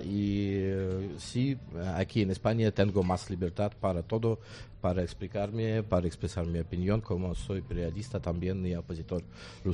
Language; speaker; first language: Spanish; non-native, learner; Russian